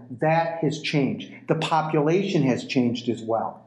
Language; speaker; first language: English; native; English